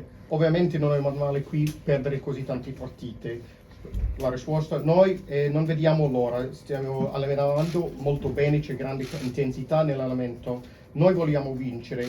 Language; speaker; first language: Italian; non-native, fluent; English